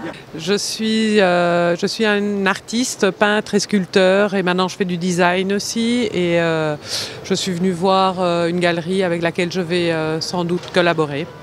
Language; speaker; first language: French; non-native, fluent; Italian